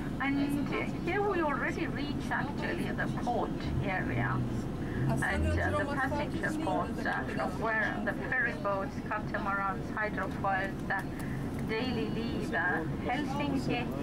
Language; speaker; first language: English; non-native, fluent; Estonian